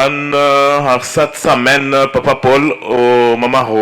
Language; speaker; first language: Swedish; non-native, learner; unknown